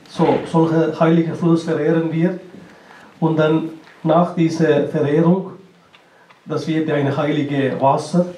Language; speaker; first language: German; non-native, learner; Tamil